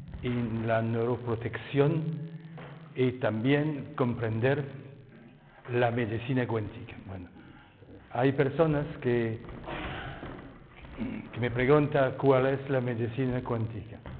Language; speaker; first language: Spanish; non-native, fluent; French